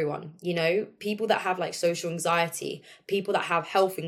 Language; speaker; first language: English; native; English